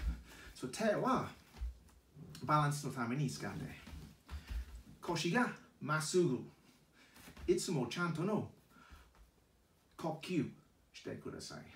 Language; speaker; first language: Japanese; non-native, learner; English